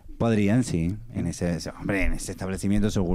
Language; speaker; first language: Spanish; native; Spanish